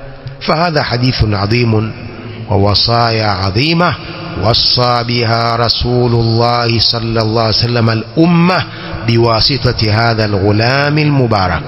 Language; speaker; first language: Arabic; non-native, fluent; Swahili